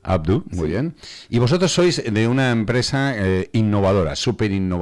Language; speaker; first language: Spanish; native; Spanish